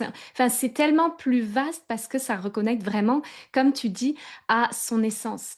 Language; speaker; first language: French; native; French